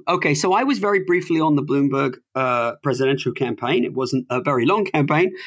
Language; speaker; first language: English; native; English